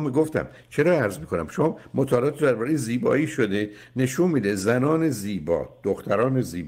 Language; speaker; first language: Persian; native; Persian